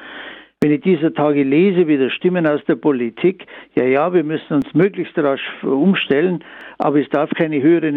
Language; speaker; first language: German; native; German